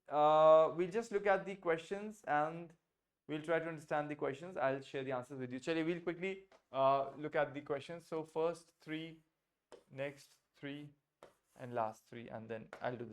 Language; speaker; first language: English; non-native, fluent; Hindi